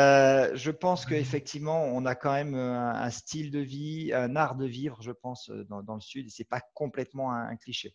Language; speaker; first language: French; native; French